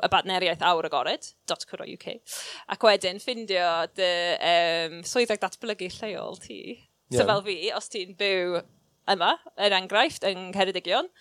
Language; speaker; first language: Welsh; non-native, local second language; English